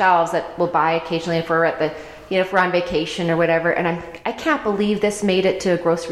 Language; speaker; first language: English; native; English